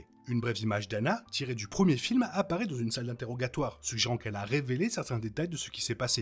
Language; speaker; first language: French; native; French